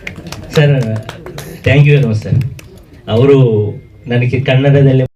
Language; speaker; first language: Kannada; non-native, fluent; Telugu